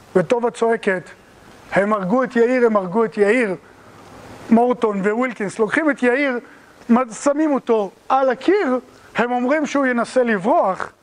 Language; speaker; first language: Hebrew; native; Hebrew